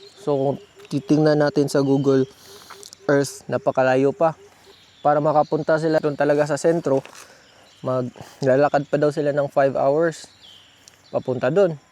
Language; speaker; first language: Filipino; non-native, local second language; Cebuano